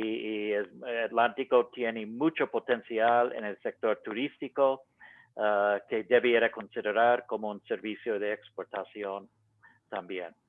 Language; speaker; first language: Spanish; non-native, fluent; English